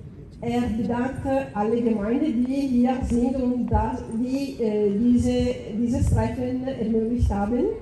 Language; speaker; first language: German; non-native, fluent; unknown